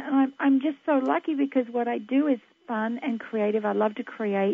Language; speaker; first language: English; native; English